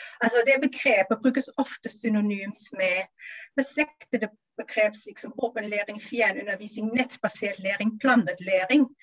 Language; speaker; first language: Norwegian; non-native, fluent; German